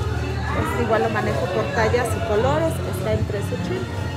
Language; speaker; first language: Spanish; native; Spanish